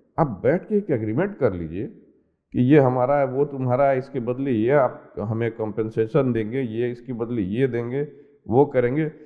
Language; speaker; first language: Hindi; native; Hindi